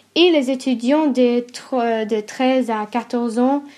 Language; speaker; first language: French; non-native, fluent; English